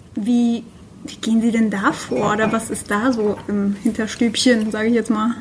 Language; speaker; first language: German; native; German